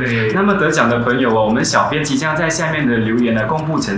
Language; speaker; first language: Chinese; native; Chinese